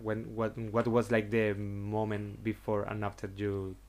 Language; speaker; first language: English; non-native, fluent; Spanish